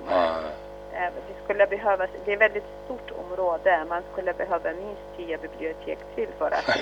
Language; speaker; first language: Swedish; early bilingual, other home language; Arabic